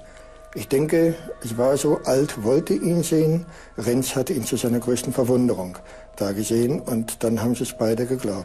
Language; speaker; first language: German; native; German